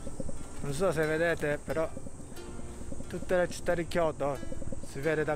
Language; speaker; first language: Italian; non-native, learner; Japanese